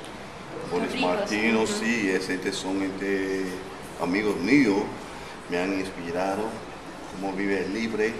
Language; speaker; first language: Spanish; non-native, local second language; English